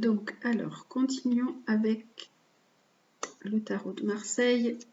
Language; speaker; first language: French; native; French